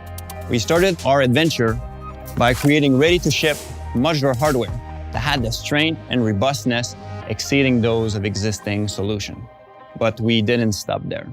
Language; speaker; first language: English; non-native, local second language; French